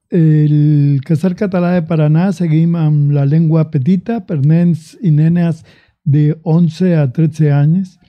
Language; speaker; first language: Catalan; non-native, learner; Spanish